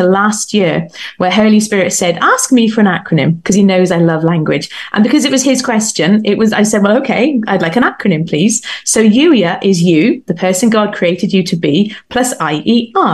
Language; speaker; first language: English; native; English